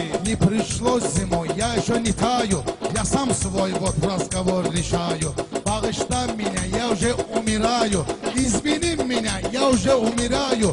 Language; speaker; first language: Russian; non-native, learner; Talysh